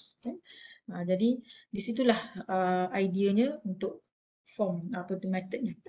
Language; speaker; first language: Malay; native; Malay